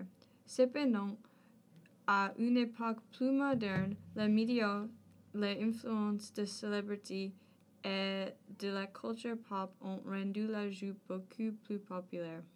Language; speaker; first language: French; non-native, learner; English